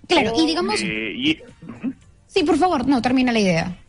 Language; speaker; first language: Spanish; native; Spanish